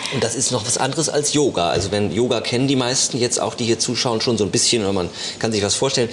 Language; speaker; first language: German; native; German